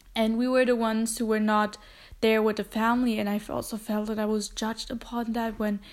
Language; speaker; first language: English; non-native, fluent; German